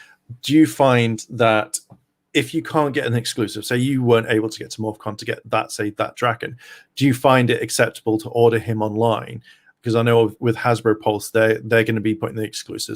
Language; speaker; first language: English; native; English